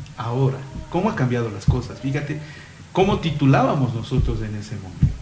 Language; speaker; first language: Spanish; native; Spanish